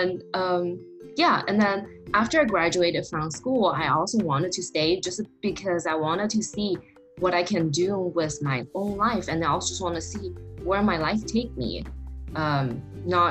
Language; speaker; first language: English; non-native, fluent; Chinese